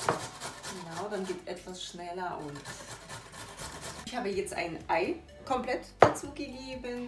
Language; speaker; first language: German; non-native, fluent; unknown